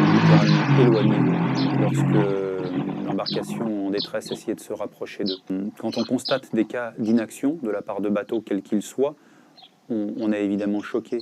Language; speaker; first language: French; native; French